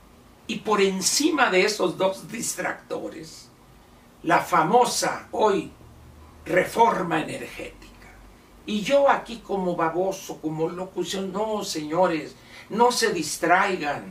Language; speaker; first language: Spanish; native; Spanish